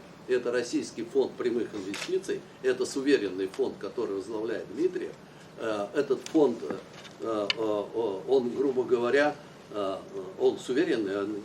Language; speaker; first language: Russian; native; Russian